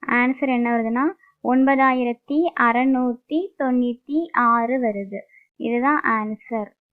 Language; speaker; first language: Tamil; native; Tamil